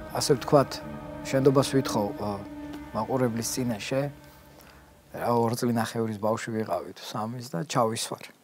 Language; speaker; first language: Georgian; non-native, local second language; Russian